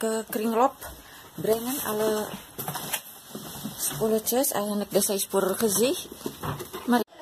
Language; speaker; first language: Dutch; non-native, learner; Indonesian